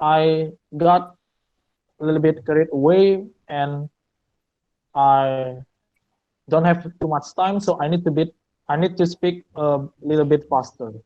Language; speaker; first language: English; non-native, learner; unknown